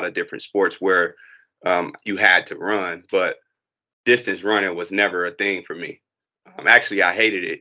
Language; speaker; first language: English; native; English